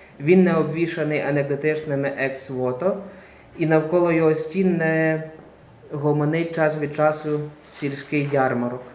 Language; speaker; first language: Ukrainian; native; Ukrainian